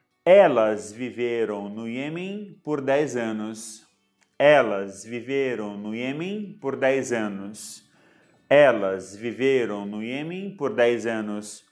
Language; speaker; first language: Portuguese; non-native, fluent; Arabic